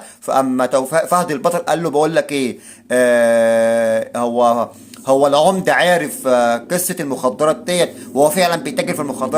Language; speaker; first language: Arabic; native; Arabic